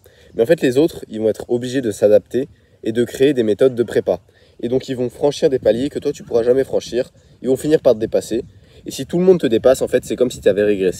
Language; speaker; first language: French; native; French